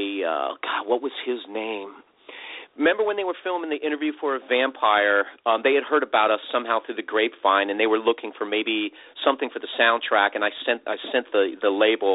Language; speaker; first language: English; native; English